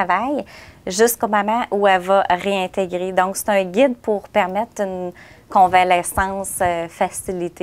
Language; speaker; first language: French; native; French